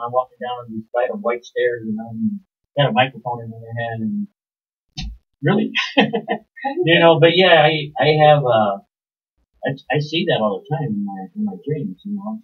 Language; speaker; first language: English; early bilingual, other home language; Spanish